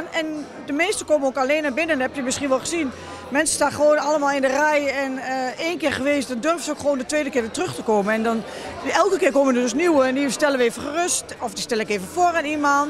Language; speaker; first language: Dutch; native; Dutch